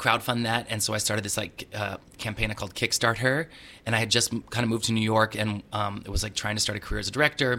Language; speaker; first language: English; native; English